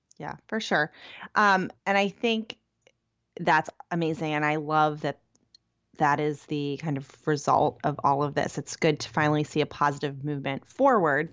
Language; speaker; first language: English; native; English